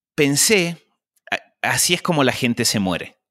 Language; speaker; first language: Spanish; native; Spanish